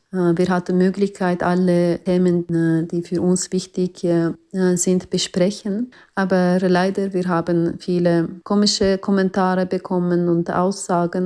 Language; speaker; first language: German; non-native, learner; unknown